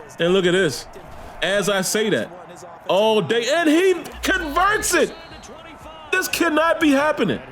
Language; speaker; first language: English; native; English